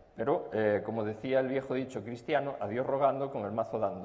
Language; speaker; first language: Spanish; non-native, local second language; Galician